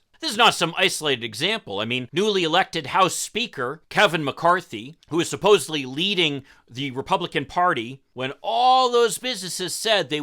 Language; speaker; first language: English; native; English